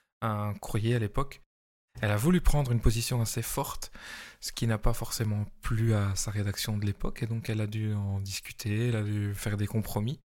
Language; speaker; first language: French; native; French